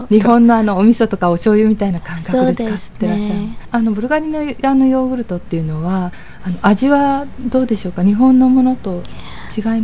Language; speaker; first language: Japanese; native; Japanese